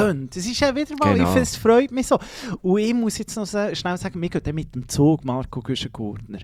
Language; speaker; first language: German; native; German